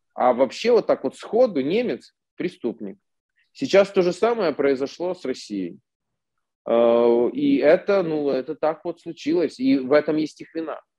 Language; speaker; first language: Russian; native; Russian